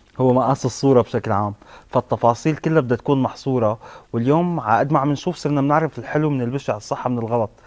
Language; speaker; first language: Arabic; native; Arabic